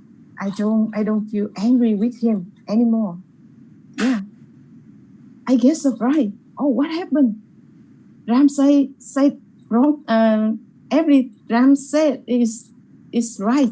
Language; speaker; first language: English; non-native, learner; Vietnamese